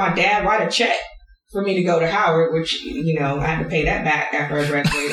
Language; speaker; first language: English; native; English